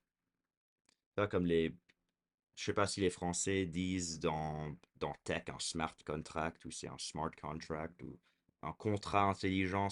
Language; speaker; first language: French; early bilingual, heritage; French